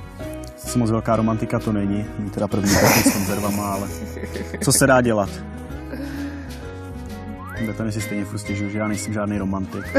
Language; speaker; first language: Czech; native; Czech